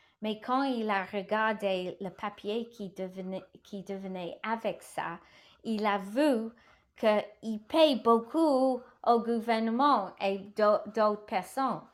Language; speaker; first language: French; non-native, learner; English